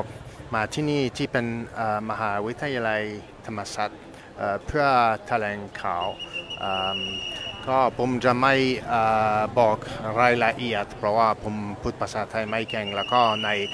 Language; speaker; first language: Thai; non-native, fluent; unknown